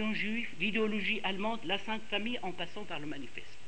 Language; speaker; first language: French; non-native, fluent; Persian